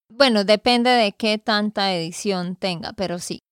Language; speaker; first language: Spanish; native; Spanish